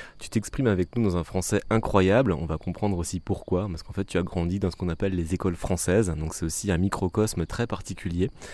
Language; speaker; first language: French; native; French